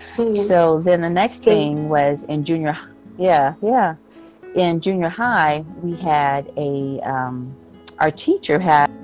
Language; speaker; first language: English; native; English